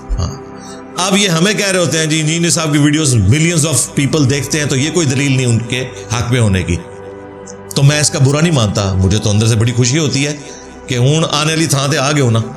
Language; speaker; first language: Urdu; non-native, local second language; Punjabi